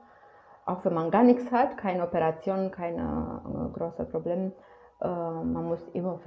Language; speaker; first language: German; non-native, fluent; Romanian